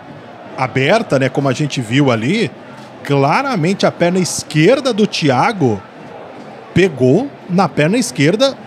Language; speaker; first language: Portuguese; native; Portuguese